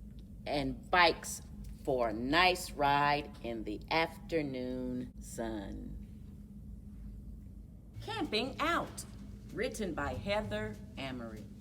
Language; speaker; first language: English; native; English